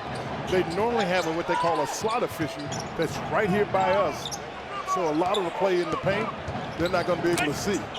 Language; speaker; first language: English; native; English